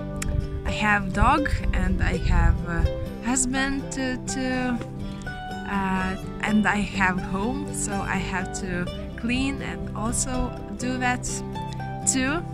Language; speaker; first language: English; non-native, learner; Lithuanian